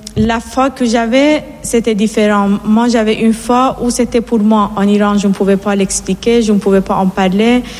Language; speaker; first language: French; non-native, fluent; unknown